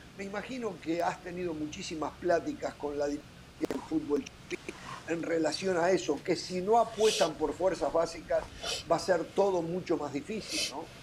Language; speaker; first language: Spanish; native; Spanish